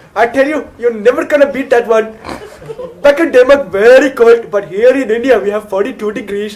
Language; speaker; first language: English; non-native, fluent; Danish